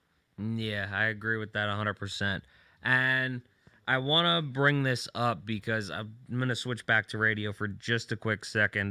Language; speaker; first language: English; native; English